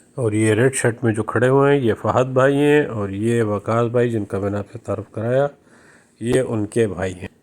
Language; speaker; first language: Urdu; native; Urdu